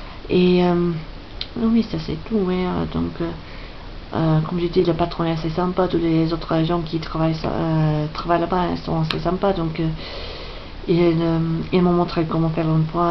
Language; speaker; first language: French; non-native, fluent; English